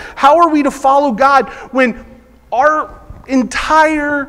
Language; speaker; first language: English; native; English